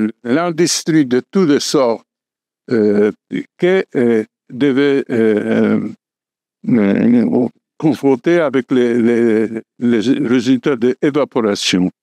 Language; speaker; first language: French; non-native, fluent; Polish